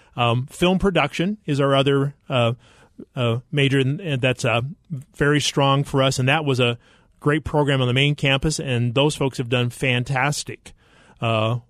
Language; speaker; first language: English; native; English